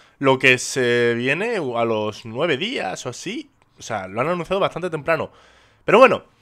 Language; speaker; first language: Spanish; native; Spanish